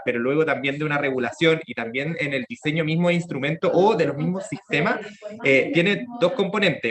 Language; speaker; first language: Spanish; native; Spanish